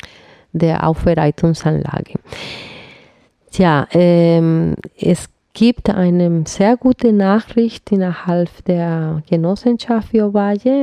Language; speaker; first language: German; non-native, fluent; Spanish